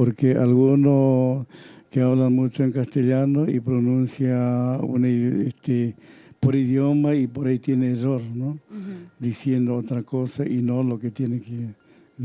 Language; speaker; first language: Spanish; non-native, local second language; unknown